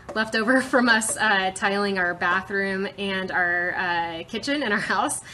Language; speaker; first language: English; native; English